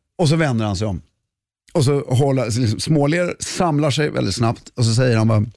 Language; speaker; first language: Swedish; native; Swedish